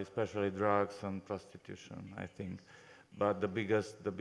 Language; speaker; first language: English; non-native, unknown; Romanian